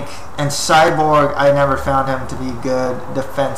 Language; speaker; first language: English; native; English